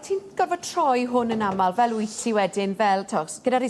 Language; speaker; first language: Welsh; native; Welsh